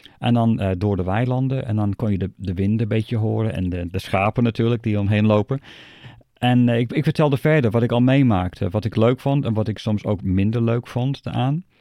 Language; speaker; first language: Dutch; non-native, fluent; English